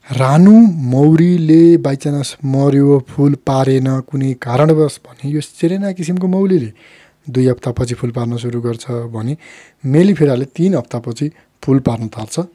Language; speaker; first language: Nepali; native; Nepali